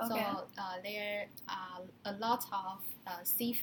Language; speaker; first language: English; non-native, learner; Chinese